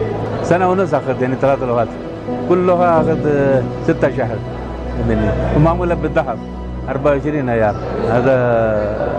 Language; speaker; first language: Arabic; non-native, fluent; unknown